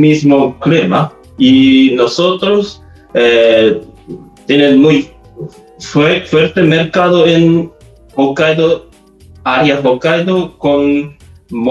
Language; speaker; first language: Spanish; non-native, learner; Japanese